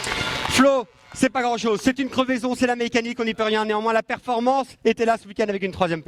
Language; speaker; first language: French; native; French